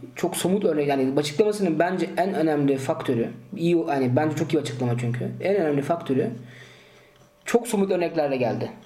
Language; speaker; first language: Turkish; early bilingual, heritage; Turkish